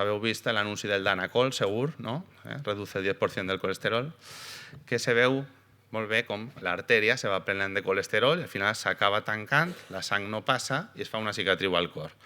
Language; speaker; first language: Catalan; native; Catalan